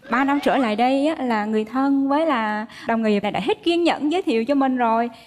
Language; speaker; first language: Vietnamese; native; Vietnamese